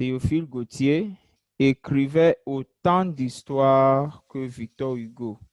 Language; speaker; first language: French; non-native, fluent; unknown